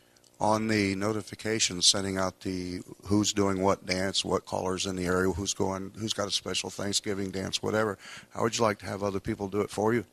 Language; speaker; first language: English; native; English